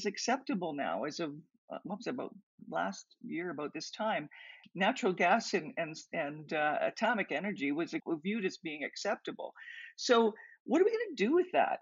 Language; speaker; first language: English; native; English